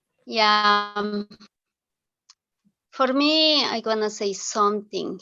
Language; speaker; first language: English; non-native, learner; Spanish